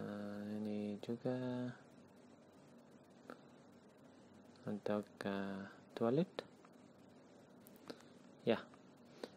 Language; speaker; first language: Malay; non-native, learner; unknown